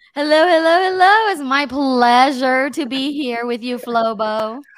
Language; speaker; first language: English; non-native, fluent; Thai